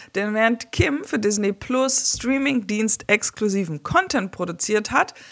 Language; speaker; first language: German; native; German